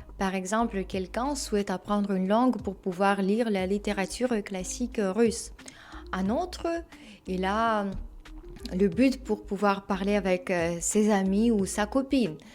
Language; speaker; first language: French; non-native, fluent; Russian